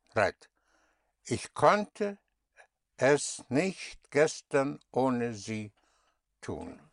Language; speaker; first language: German; non-native, fluent; English